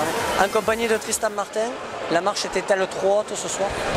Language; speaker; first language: French; native; French